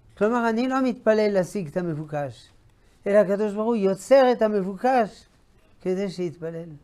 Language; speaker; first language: Hebrew; non-native, fluent; French